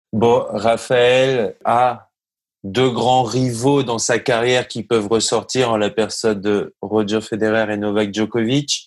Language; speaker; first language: French; native; French